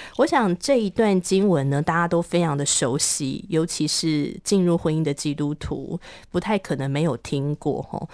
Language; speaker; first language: Chinese; native; Chinese